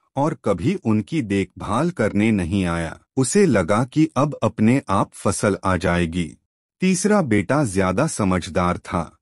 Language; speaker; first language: Hindi; native; Hindi